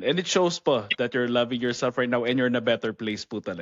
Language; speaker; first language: English; non-native, local second language; Filipino